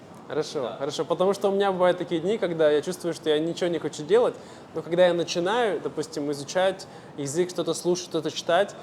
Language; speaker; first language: Russian; native; Russian